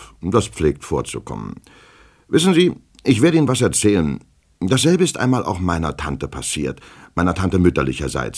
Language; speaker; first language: German; native; German